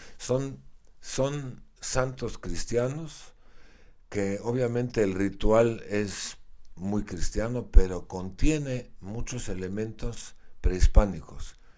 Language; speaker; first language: Spanish; non-native, fluent; Slovenian